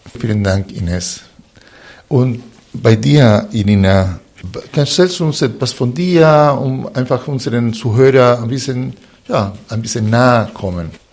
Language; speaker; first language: German; non-native, fluent; Spanish